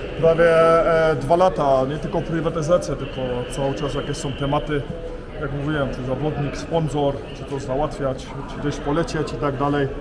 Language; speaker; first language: Polish; early bilingual, heritage; Polish